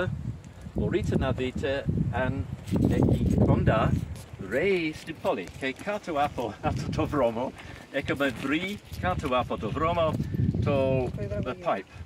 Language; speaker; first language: Greek; non-native, learner; English